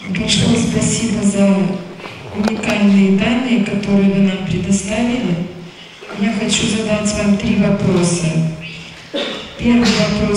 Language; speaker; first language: Russian; native; Russian